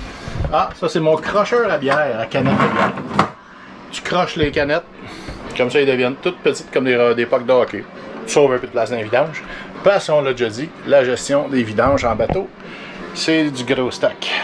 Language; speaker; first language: French; native; French